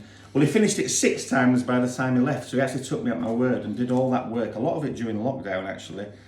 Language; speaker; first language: English; native; English